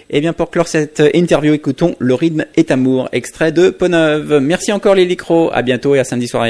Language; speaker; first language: French; native; French